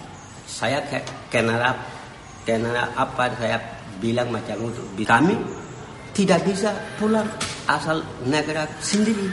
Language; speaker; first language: Indonesian; non-native, learner; Rohingya